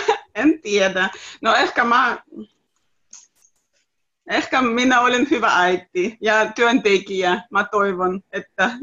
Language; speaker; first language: Finnish; non-native, learner; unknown